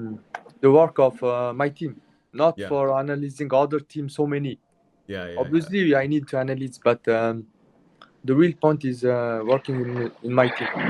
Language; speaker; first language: English; non-native, learner; Mongolian